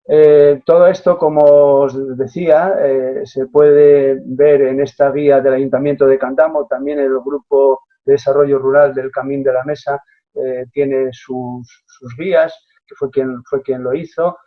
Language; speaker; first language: Spanish; native; Spanish